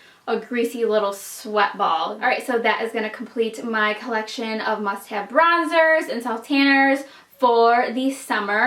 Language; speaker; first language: English; native; English